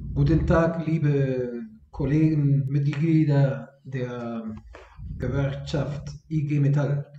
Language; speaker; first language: German; early bilingual, other home language; Spanish